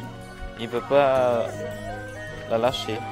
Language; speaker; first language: French; non-native, fluent; Vietnamese